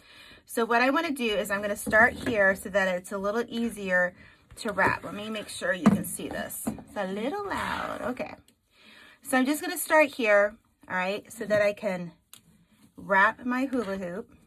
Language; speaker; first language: English; native; English